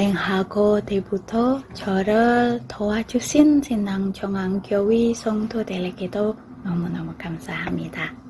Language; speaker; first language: Korean; non-native, learner; Indonesian